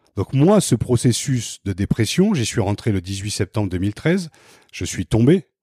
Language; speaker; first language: French; native; French